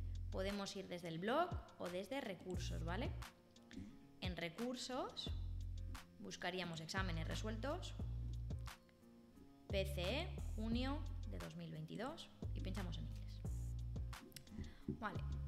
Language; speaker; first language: Spanish; native; Spanish